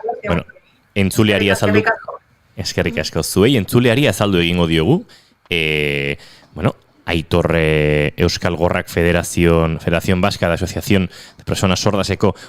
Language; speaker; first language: Basque; native; Basque